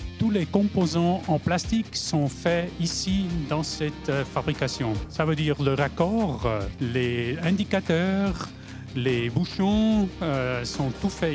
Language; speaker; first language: French; non-native, fluent; German